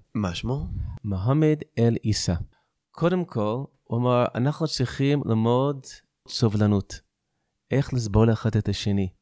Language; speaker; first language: Hebrew; non-native, fluent; English